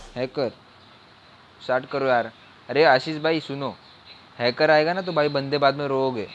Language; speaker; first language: Hindi; non-native, local second language; Marathi